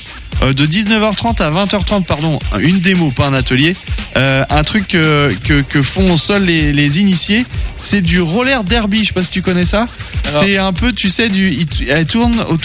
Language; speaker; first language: French; native; French